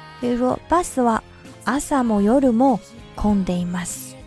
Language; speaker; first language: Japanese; non-native, fluent; Chinese